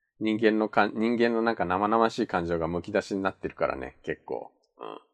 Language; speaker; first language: Japanese; native; Japanese